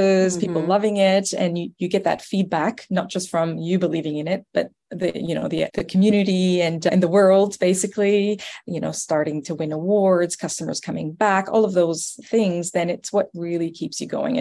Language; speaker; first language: English; non-native, fluent; French